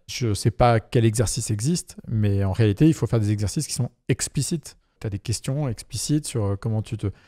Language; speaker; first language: French; native; French